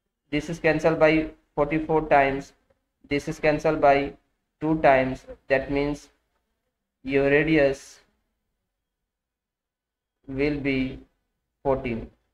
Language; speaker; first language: English; non-native, local second language; Hindi